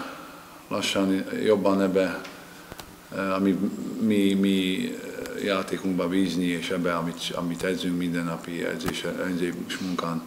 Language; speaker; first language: Hungarian; non-native, fluent; Slovak